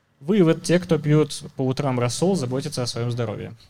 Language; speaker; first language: Russian; native; Russian